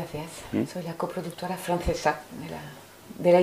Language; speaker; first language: Spanish; non-native, fluent; French